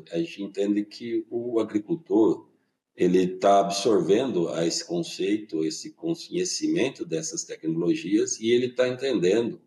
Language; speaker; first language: Portuguese; native; Portuguese